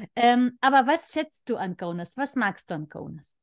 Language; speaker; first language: German; non-native, fluent; Lithuanian